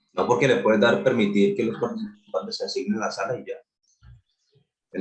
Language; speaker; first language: Spanish; native; Spanish